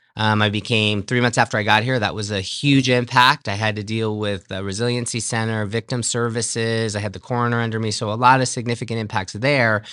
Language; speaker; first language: English; native; English